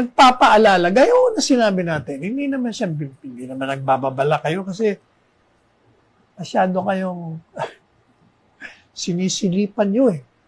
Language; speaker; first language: Filipino; native; Filipino